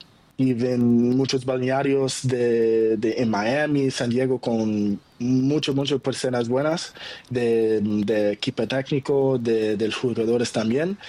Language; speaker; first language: Spanish; non-native, learner; Portuguese